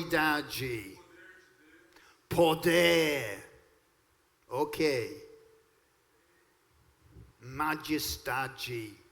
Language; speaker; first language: Portuguese; non-native, fluent; English